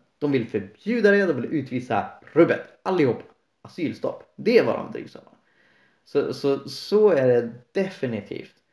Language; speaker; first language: Swedish; native; Swedish